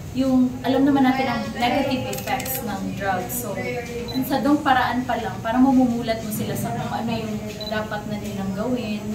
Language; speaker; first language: Filipino; non-native, local second language; Cebuano